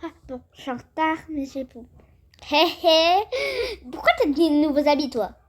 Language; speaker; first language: French; native; French